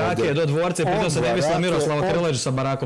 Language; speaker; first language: Croatian; native; Croatian